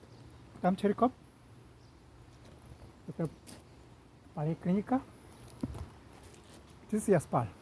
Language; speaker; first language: Russian; non-native, learner; Korean